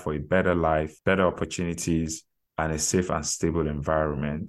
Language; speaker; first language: English; non-native, local second language; Yoruba